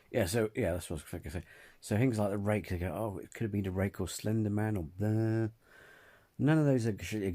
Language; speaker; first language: English; native; English